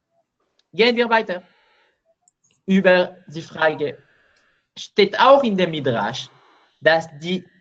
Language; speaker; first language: German; non-native, learner; Hebrew